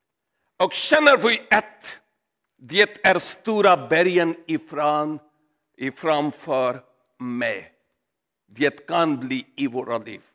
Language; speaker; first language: Swedish; non-native, learner; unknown